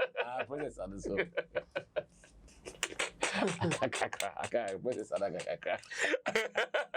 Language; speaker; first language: English; non-native, local second language; Akan